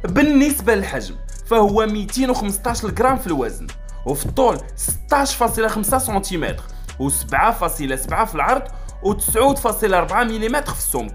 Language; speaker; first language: Arabic; native; Arabic